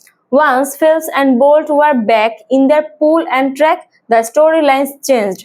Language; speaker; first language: English; non-native, local second language; Bangla